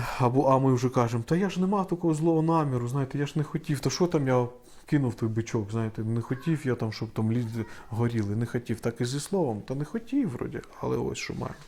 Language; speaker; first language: Ukrainian; non-native, local second language; Russian